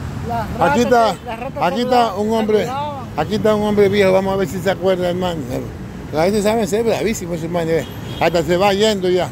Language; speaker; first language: Spanish; native; Spanish